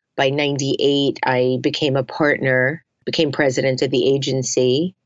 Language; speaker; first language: English; native; English